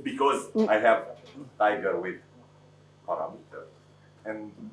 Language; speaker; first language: English; non-native, learner; Romanian